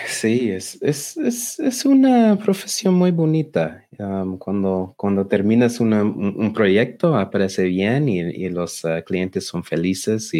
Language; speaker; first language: Spanish; non-native, learner; English